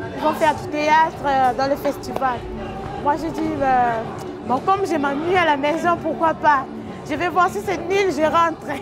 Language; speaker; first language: French; non-native, local second language; Lingala